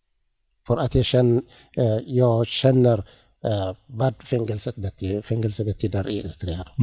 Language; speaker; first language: Swedish; non-native, learner; Tigrinya